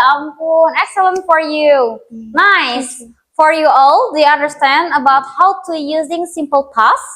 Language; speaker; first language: English; non-native, learner; Indonesian